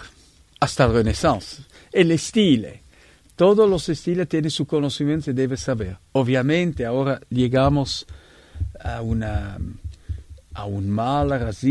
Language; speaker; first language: Spanish; non-native, fluent; Italian